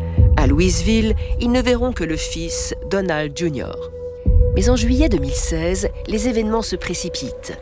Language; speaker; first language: French; native; French